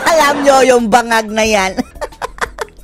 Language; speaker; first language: Filipino; native; Filipino